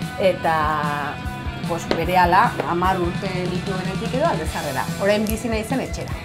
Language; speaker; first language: Basque; non-native, local second language; Spanish